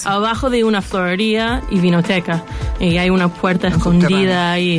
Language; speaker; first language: Spanish; non-native, fluent; English